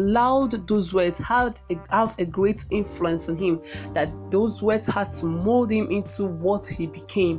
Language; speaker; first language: English; non-native, local second language; Igbo